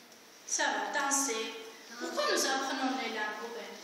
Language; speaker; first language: French; non-native, fluent; Armenian